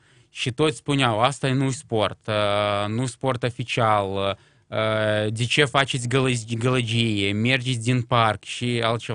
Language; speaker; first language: Romanian; non-native, local second language; Russian